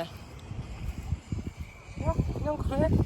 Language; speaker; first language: Korean; non-native, learner; Ukrainian